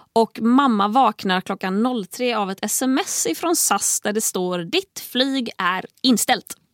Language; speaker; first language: Swedish; native; Swedish